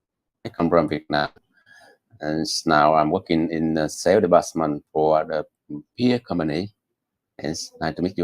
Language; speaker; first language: English; non-native, learner; Bangla